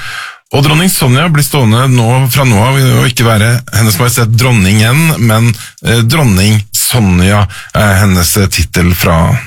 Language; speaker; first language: Norwegian; native; Norwegian